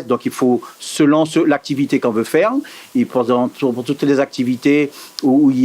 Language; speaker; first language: French; native; French